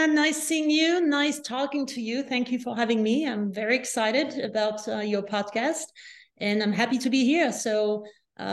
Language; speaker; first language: English; non-native, fluent; French